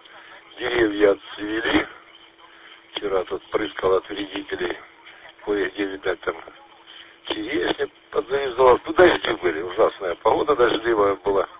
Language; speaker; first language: Russian; native; Russian